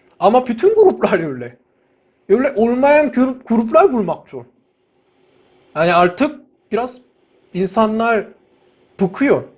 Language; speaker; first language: Turkish; non-native, fluent; Korean